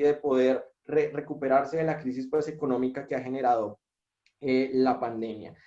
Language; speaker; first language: Spanish; native; Spanish